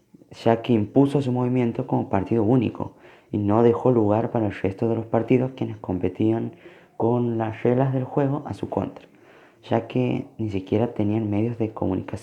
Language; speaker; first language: Spanish; native; Spanish